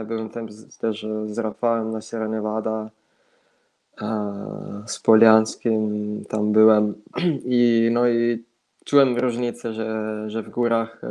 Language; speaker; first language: Polish; non-native, fluent; Italian